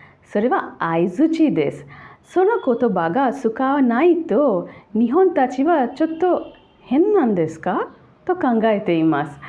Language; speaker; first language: Japanese; non-native, learner; Bangla